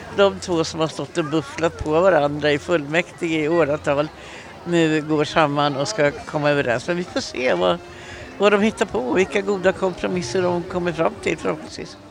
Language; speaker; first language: Swedish; native; Swedish